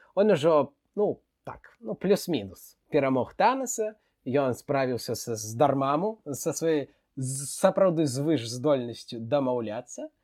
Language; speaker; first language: Belarusian; non-native, local second language; Russian